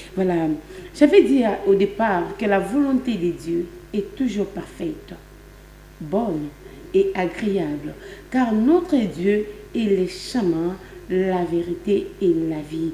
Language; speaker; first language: French; non-native, local second language; Lingala